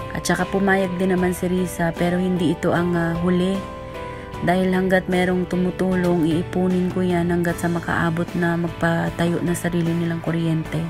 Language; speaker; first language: Filipino; non-native, local second language; Hiligaynon